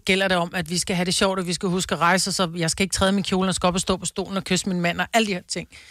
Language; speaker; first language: Danish; native; Danish